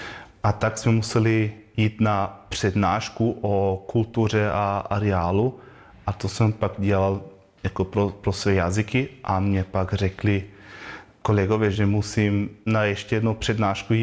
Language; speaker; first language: Czech; non-native, fluent; Croatian